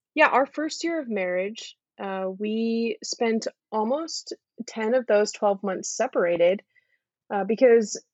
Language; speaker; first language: English; native; English